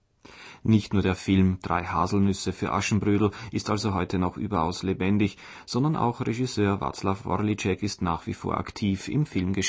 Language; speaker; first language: German; native; German